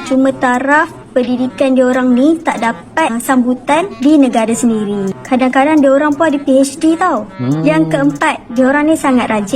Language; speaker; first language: Malay; native; Malay